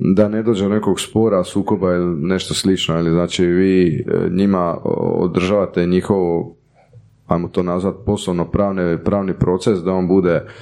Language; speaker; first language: Croatian; native; Croatian